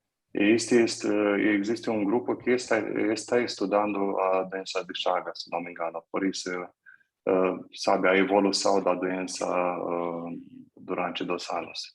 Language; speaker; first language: Portuguese; non-native, fluent; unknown